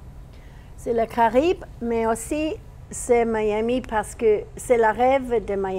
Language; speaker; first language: French; non-native, fluent; English